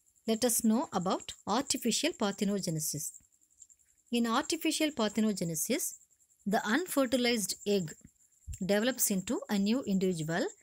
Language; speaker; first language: English; non-native, local second language; Tamil